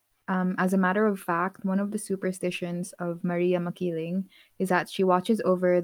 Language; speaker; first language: English; non-native, local second language; Filipino